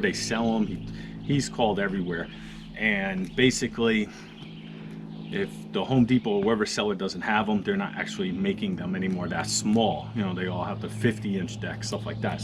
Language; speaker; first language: English; native; English